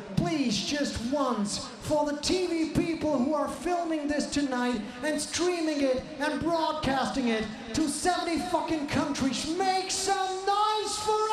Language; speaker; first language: English; non-native, fluent; German